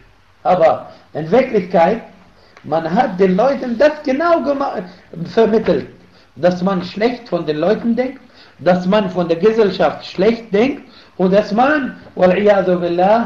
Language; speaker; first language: German; non-native, fluent; Arabic